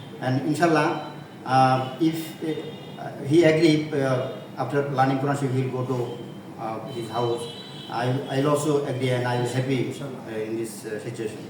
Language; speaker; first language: English; non-native, local second language; Bangla